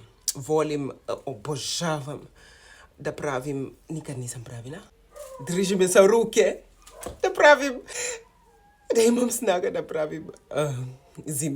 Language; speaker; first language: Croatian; non-native, learner; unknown